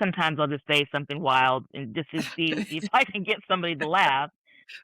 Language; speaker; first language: English; native; English